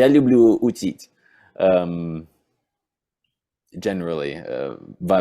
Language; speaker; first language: Russian; non-native, learner; English